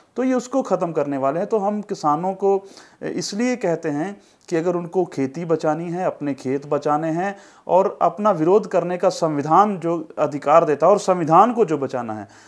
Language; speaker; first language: Hindi; non-native, local second language; Punjabi